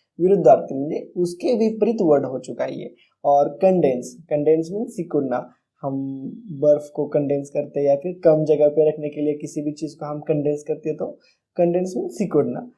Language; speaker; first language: Hindi; non-native, local second language; Marathi